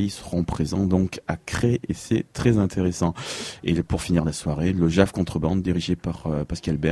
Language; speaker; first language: French; native; French